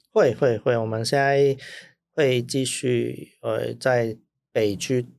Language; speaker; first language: Chinese; non-native, local second language; Cantonese